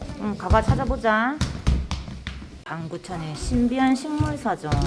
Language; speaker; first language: Korean; native; Korean